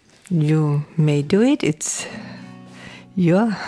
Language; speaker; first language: English; non-native, fluent; German